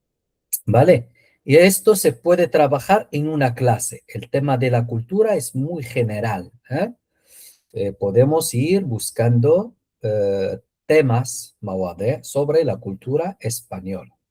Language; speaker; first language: Spanish; non-native, fluent; Arabic